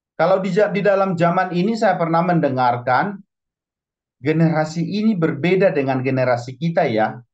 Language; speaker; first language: Indonesian; non-native, local second language; Batak Toba